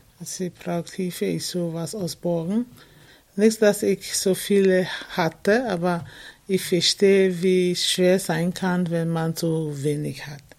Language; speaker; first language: German; non-native, fluent; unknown